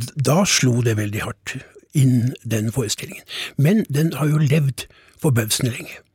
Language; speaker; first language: Norwegian; native; Norwegian